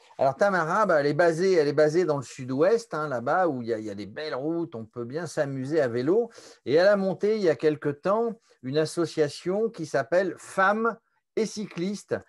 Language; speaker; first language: French; native; French